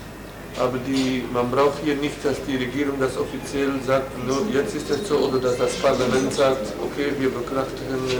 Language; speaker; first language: German; non-native, learner; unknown